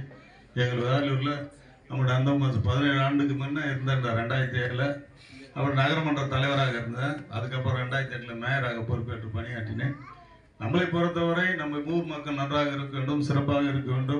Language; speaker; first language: Tamil; native; Tamil